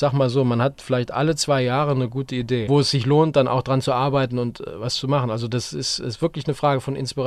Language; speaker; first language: German; native; German